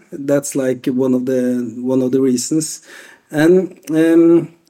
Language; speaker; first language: English; non-native, fluent; Norwegian